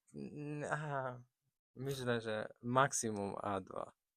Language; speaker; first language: Polish; non-native, learner; German